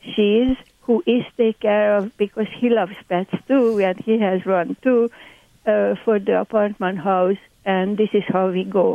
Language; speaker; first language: English; non-native, fluent; Hungarian